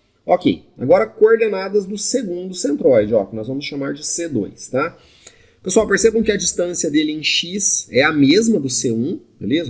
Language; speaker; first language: Portuguese; native; Portuguese